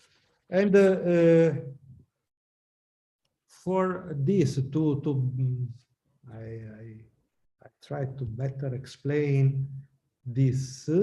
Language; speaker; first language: English; non-native, learner; Italian